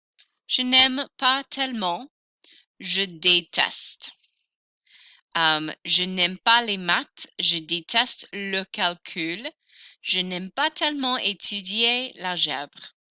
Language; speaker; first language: French; non-native, fluent; English